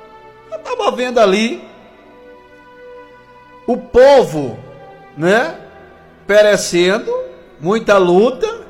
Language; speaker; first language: Portuguese; native; Portuguese